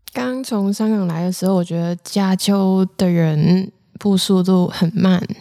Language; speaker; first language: Chinese; non-native, local second language; Cantonese